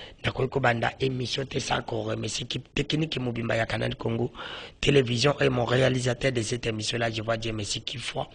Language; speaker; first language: French; non-native, local second language; Lingala